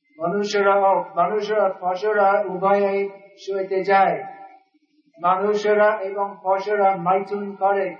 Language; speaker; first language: Bangla; non-native, fluent; English